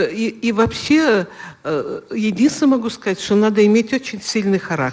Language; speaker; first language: Polish; non-native, learner; Russian